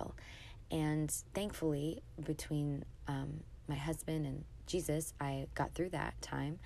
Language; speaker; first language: English; native; English